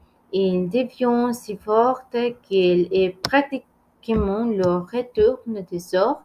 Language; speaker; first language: French; non-native, learner; Spanish